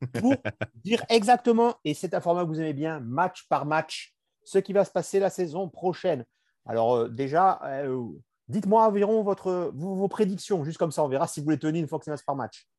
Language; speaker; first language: French; native; French